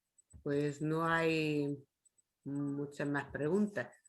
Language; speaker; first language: Spanish; native; Spanish